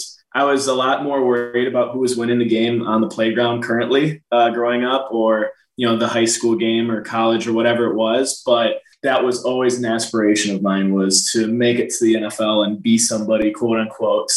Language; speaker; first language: English; native; English